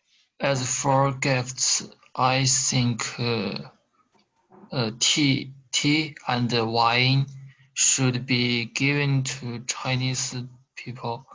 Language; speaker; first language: English; non-native, learner; Korean